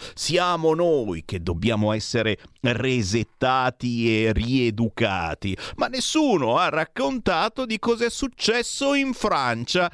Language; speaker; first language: Italian; native; Italian